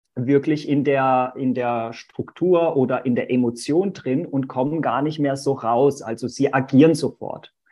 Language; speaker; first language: German; early bilingual, other home language; Portuguese